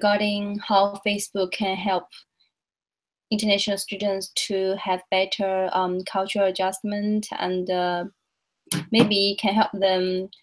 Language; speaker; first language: English; non-native, learner; Chinese